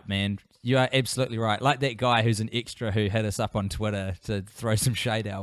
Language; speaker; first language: English; native; English